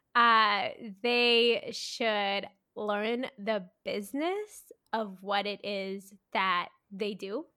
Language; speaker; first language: English; native; English